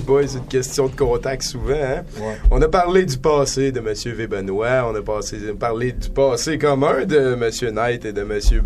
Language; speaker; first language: French; native; French